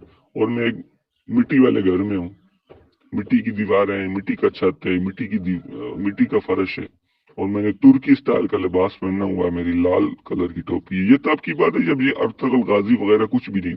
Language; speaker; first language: Urdu; native; Urdu